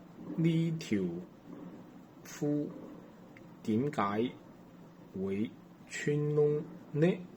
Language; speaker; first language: Cantonese; non-native, learner; Chinese